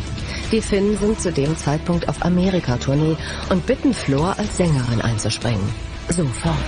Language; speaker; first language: German; native; German